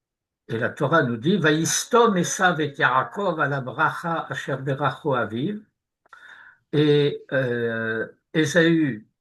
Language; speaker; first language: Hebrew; non-native, fluent; French